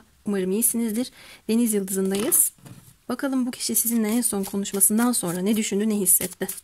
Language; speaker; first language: Turkish; native; Turkish